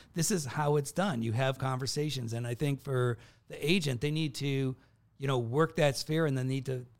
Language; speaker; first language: English; native; English